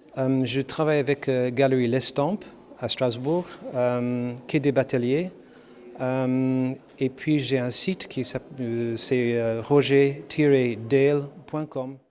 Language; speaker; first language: French; non-native, fluent; English